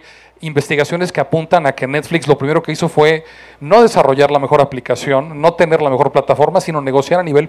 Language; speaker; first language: Spanish; native; Spanish